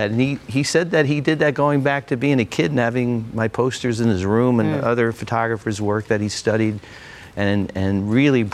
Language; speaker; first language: English; native; English